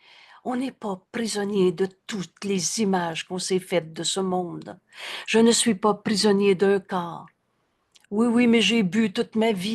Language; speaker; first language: French; native; French